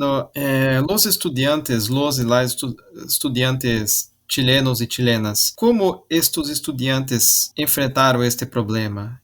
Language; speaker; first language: Spanish; non-native, learner; Portuguese